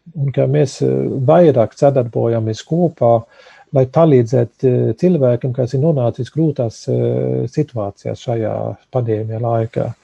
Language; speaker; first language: Latvian; native; Latvian